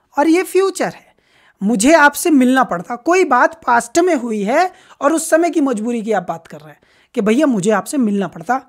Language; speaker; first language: Hindi; native; Hindi